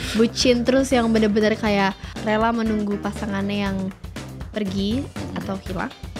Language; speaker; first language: Indonesian; early bilingual, heritage; Indonesian